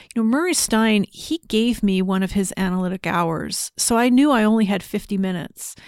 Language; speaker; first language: English; native; English